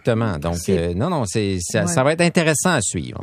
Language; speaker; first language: French; native; French